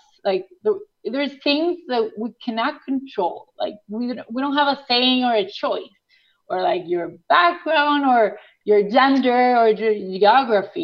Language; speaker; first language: English; non-native, fluent; Spanish